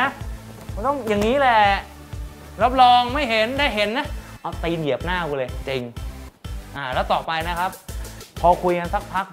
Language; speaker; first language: Thai; native; Thai